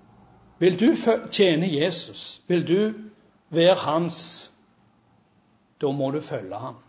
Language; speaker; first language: Norwegian; native; Norwegian